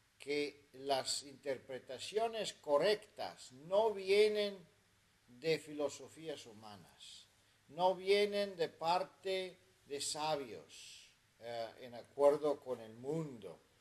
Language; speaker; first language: Spanish; non-native, fluent; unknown